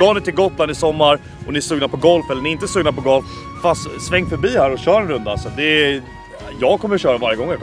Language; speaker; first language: Swedish; native; Swedish